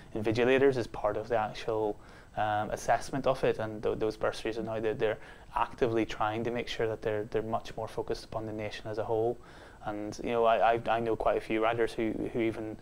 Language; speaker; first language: English; native; English